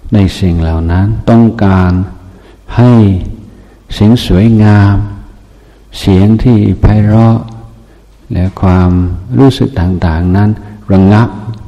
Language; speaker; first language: Thai; non-native, fluent; English